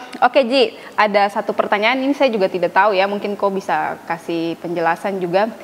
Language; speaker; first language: Indonesian; native; Indonesian